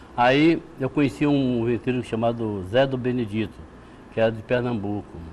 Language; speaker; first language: Portuguese; native; Portuguese